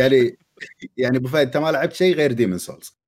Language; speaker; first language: Arabic; native; Arabic